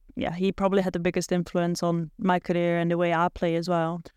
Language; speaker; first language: English; non-native, fluent; Dutch